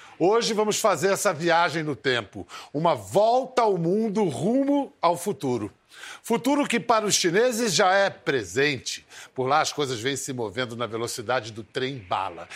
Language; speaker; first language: Portuguese; native; Portuguese